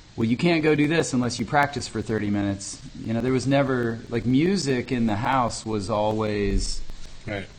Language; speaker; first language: English; native; English